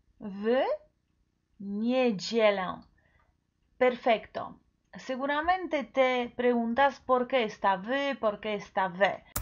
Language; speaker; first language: Spanish; non-native, fluent; Polish